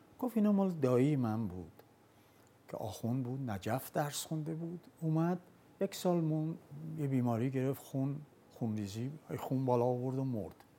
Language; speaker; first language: Persian; non-native, local second language; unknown